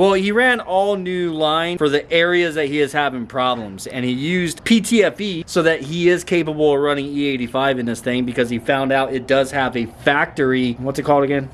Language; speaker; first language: English; native; English